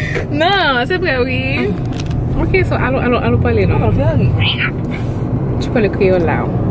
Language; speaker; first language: French; non-native, learner; Haitian Creole